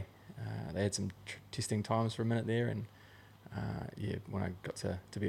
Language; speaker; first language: English; native; English